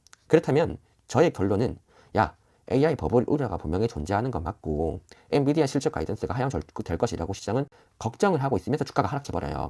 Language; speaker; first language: Korean; native; Korean